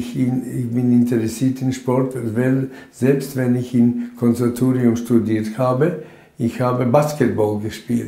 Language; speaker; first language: German; non-native, fluent; Latvian